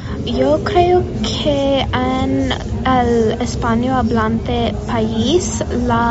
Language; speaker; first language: Spanish; non-native, learner; English